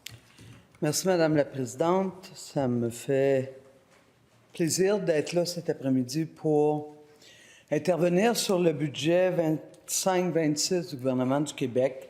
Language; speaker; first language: French; native; French